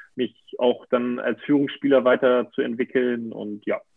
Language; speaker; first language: German; native; German